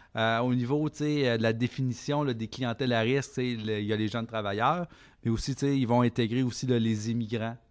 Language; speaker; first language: French; native; French